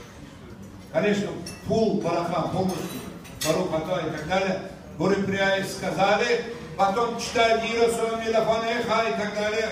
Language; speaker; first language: Russian; non-native, local second language; Tajik